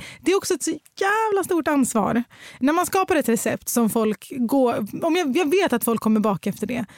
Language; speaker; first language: Swedish; early bilingual, other home language; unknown